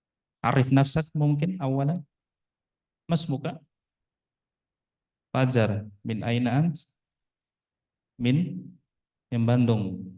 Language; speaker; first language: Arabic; non-native, fluent; Indonesian